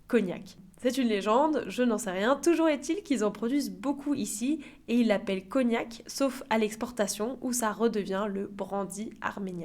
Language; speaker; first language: French; native; French